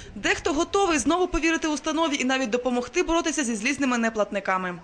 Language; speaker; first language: Ukrainian; native; Ukrainian